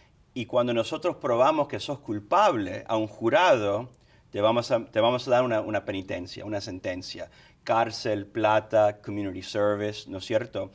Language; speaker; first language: Spanish; early bilingual, other home language; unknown